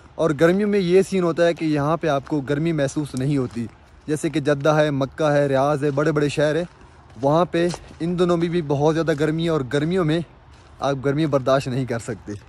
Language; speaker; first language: Urdu; non-native, local second language; Punjabi